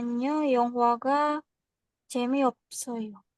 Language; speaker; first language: Korean; non-native, learner; Indonesian